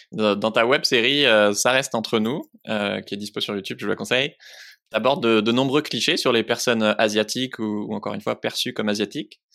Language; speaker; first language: French; native; French